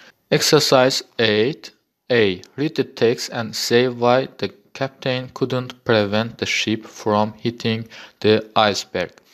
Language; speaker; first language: English; non-native, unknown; Azerbaijani